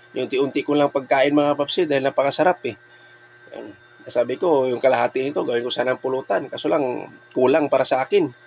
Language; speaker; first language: Filipino; non-native, local second language; Cebuano